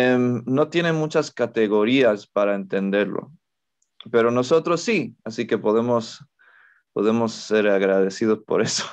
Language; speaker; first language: Spanish; non-native, fluent; English